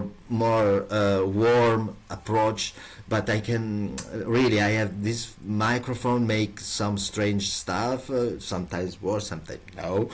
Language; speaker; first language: English; non-native, learner; Italian